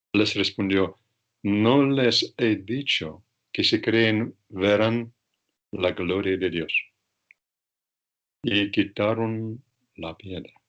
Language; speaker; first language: Spanish; non-native, fluent; Russian